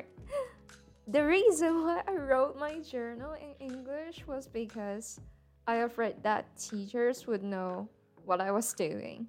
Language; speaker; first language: English; non-native, fluent; Chinese